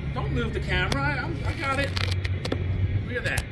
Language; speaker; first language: English; native; English